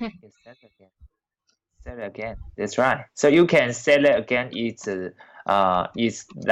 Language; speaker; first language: English; non-native, learner; Chinese